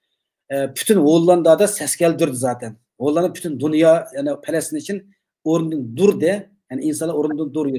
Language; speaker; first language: Turkish; non-native, learner; Uyghur